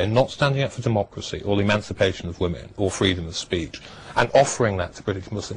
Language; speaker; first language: English; native; English